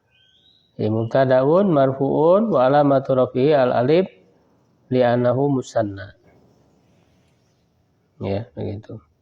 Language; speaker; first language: Arabic; non-native, fluent; Indonesian